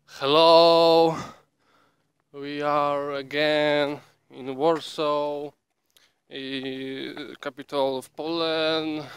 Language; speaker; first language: English; non-native, learner; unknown